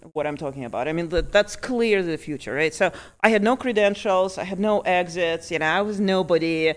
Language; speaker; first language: English; early bilingual, other home language; Russian